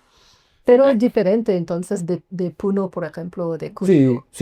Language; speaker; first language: Spanish; non-native, fluent; English